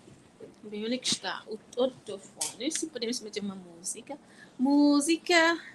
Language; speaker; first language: Portuguese; non-native, local second language; Tetum